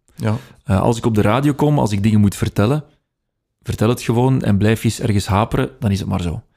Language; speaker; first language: Dutch; native; Dutch